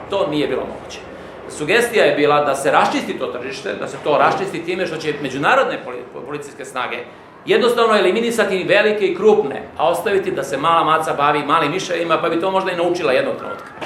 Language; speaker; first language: Serbian; native; Serbian